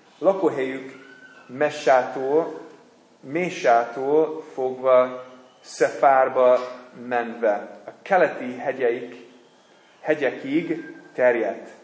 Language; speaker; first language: Hungarian; non-native, fluent; English